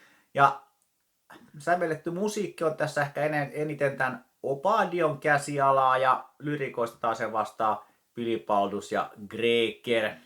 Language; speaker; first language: Finnish; native; Finnish